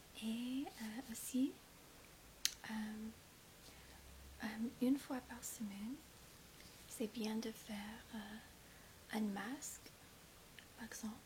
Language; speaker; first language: French; non-native, fluent; English